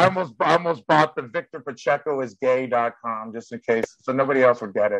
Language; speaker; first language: English; early bilingual, other home language; Spanish